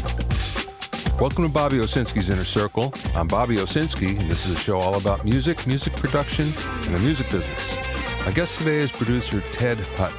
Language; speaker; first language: English; native; English